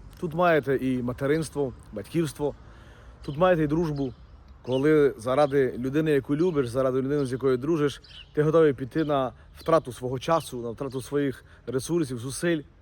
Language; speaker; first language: Ukrainian; native; Ukrainian